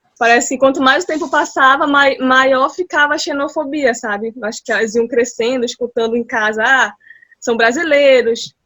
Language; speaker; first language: Portuguese; early bilingual, heritage; Portuguese